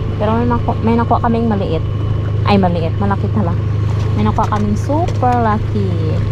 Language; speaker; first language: Filipino; non-native, local second language; Cebuano